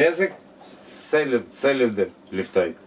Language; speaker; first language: Dutch; non-native, learner; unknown